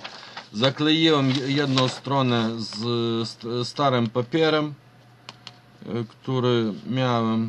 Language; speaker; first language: Polish; non-native, fluent; Ukrainian